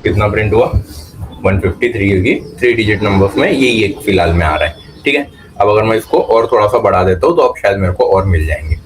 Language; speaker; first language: Hindi; non-native, local second language; Marathi